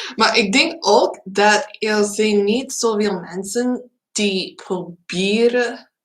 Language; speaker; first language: Dutch; non-native, learner; English